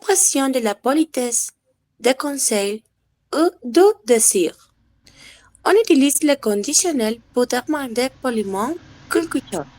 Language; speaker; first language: French; non-native, learner; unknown